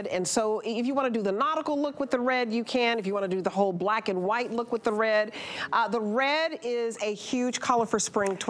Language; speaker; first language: English; native; English